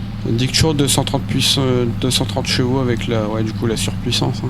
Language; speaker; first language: French; native; French